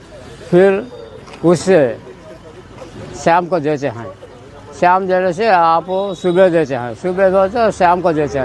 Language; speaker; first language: Hindi; non-native, local second language; Telugu